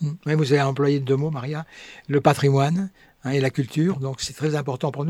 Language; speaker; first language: French; native; French